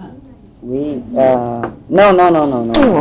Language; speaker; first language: French; non-native, learner; English